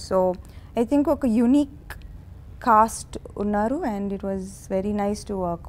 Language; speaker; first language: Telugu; non-native, fluent; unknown